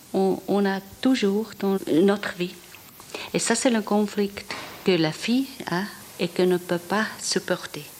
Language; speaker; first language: French; non-native, fluent; German